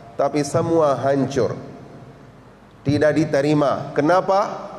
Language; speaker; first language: Indonesian; non-native, learner; Urdu